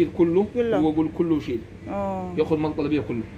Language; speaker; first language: Arabic; non-native, learner; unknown